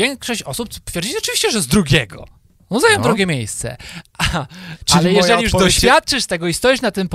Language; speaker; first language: Polish; native; Polish